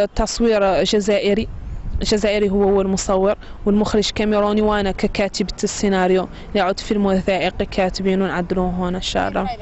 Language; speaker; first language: Arabic; native; Arabic